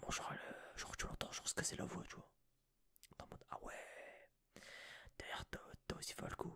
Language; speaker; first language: French; native; French